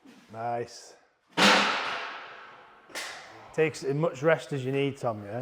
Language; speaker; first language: English; native; English